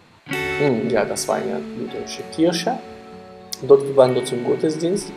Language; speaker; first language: German; non-native, fluent; Ukrainian